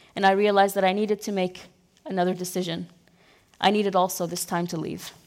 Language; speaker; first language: English; non-native, fluent; Arabic